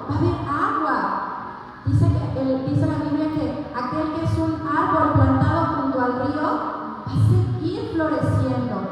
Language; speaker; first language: Spanish; native; Spanish